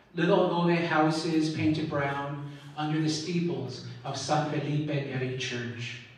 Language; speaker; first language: English; early bilingual, other home language; Spanish